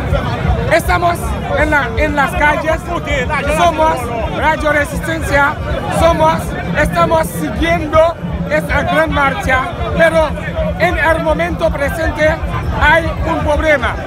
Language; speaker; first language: Spanish; non-native, fluent; Haitian Creole